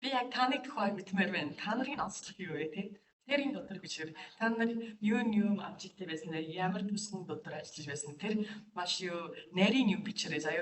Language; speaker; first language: Mongolian; non-native, fluent; English